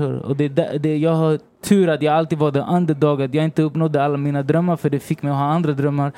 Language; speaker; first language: Swedish; early bilingual, other home language; Spanish